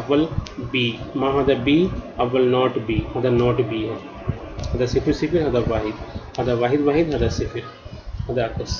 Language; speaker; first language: Arabic; non-native, learner; Urdu